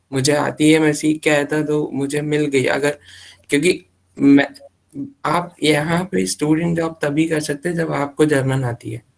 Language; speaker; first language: Hindi; native; Hindi